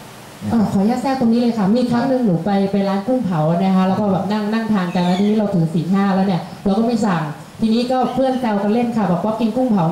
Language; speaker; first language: Thai; native; Thai